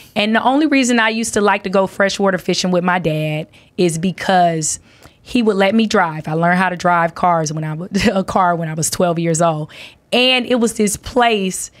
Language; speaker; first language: English; native; English